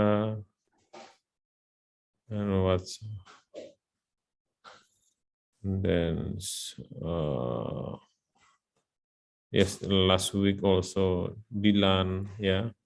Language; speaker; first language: English; non-native, learner; Indonesian